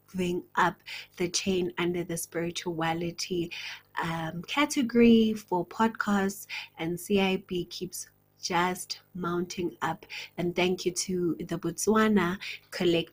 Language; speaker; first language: English; non-native, local second language; Zulu